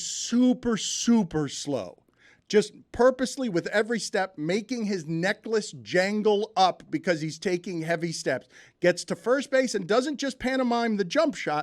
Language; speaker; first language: English; native; English